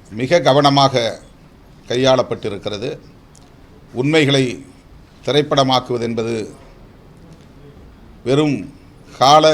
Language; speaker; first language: Tamil; native; Tamil